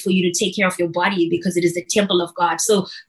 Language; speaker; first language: English; non-native, local second language; Shona